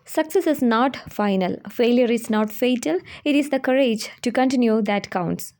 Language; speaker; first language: English; non-native, local second language; Malayalam